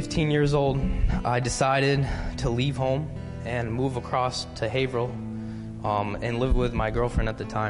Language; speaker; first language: English; native; English